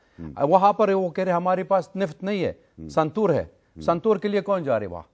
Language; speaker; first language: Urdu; non-native, learner; Arabic